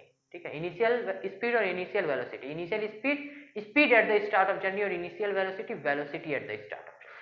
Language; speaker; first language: Hindi; native; Hindi